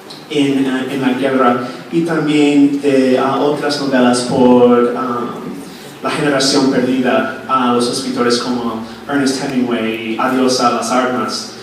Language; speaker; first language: Spanish; non-native, fluent; English